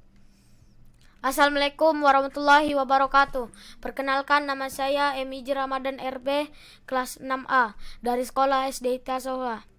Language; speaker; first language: Indonesian; native; Indonesian